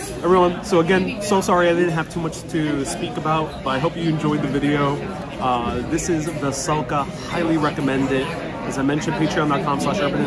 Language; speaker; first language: English; native; English